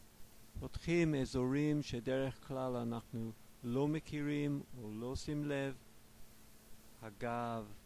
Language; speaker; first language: Hebrew; non-native, fluent; English